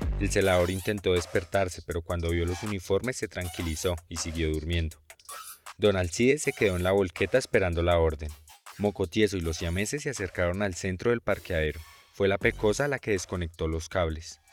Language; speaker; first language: Spanish; native; Spanish